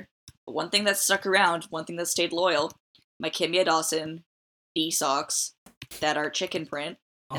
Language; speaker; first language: English; native; English